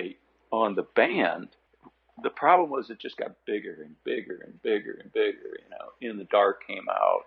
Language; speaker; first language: English; native; English